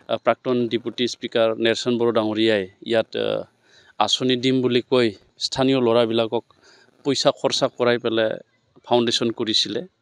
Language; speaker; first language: Assamese; non-native, local second language; Bodo